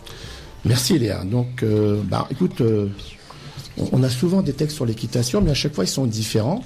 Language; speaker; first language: French; native; French